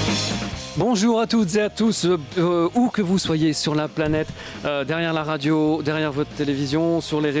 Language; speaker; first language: French; native; French